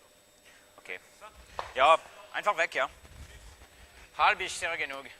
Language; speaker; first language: German; non-native, fluent; French